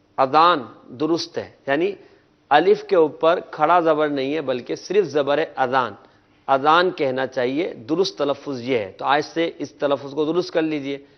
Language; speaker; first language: Urdu; native; Urdu